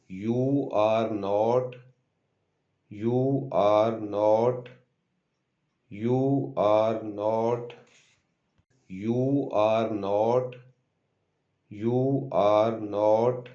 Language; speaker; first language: English; non-native, local second language; Urdu